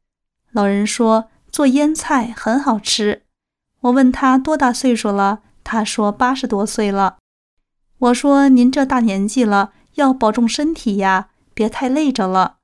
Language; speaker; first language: Chinese; native; Chinese